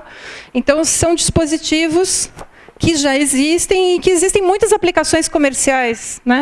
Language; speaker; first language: Portuguese; native; Portuguese